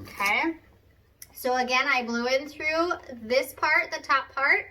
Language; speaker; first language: English; native; English